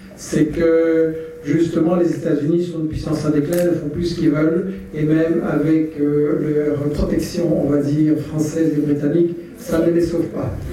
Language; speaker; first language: French; native; French